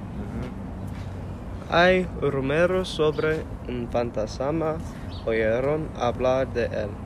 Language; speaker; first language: Spanish; non-native, learner; English